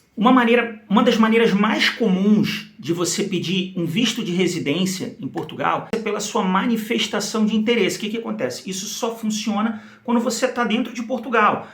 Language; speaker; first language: Portuguese; native; Portuguese